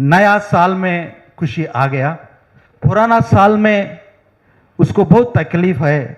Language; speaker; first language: Hindi; non-native, local second language; Telugu